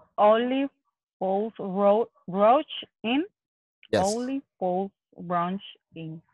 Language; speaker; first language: English; non-native, learner; Spanish